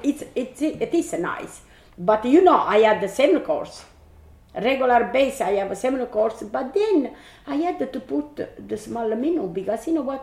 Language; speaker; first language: English; non-native, learner; Italian